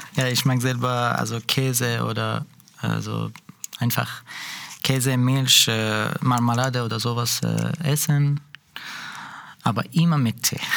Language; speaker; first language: German; non-native, learner; Persian